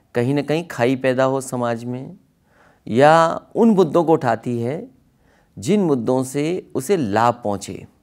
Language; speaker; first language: Hindi; native; Hindi